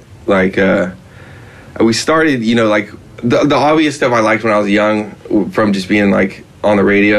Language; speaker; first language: English; native; English